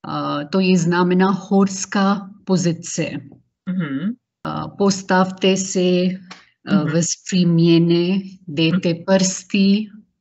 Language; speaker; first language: Czech; non-native, learner; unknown